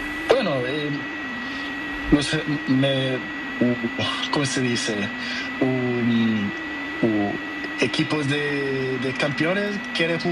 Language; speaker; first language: Spanish; non-native, learner; Portuguese